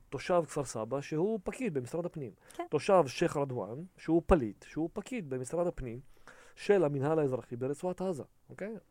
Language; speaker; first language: Hebrew; early bilingual, other home language; Russian